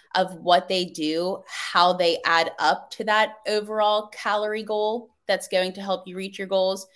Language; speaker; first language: English; native; English